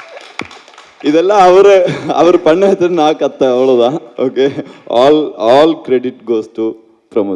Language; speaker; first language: Tamil; non-native, fluent; Malayalam